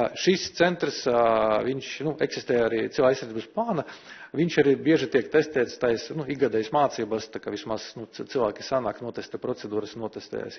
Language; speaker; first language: Latvian; non-native, local second language; Russian